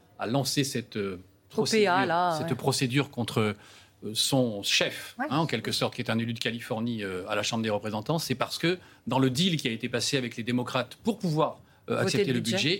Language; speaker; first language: French; native; French